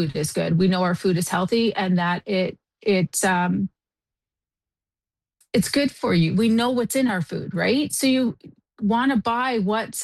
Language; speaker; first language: English; native; English